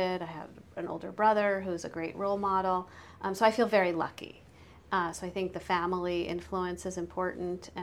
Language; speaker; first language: English; native; English